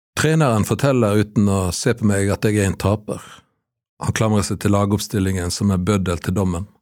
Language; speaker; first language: Norwegian; native; Norwegian